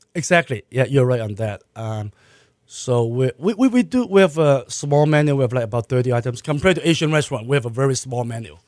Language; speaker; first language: English; non-native, local second language; Cantonese